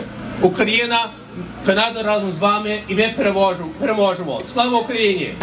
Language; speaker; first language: Ukrainian; early bilingual, heritage; English